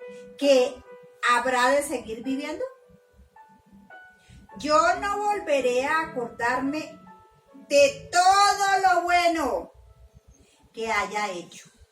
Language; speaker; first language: Spanish; native; Spanish